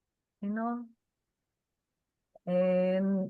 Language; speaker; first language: Portuguese; non-native, learner; Spanish